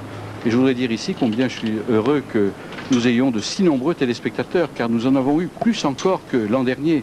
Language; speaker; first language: French; native; French